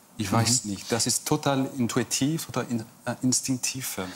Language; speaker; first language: German; non-native, learner; English